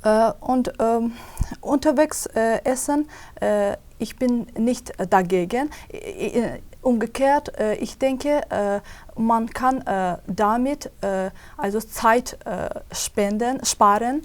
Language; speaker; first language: German; non-native, fluent; Azerbaijani